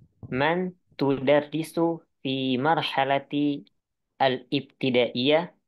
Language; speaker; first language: Arabic; non-native, learner; Indonesian